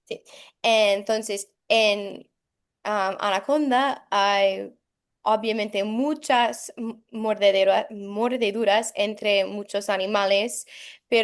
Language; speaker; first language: Spanish; non-native, fluent; English